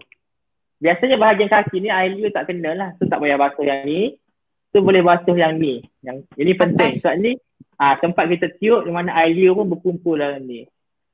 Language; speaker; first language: Malay; native; Malay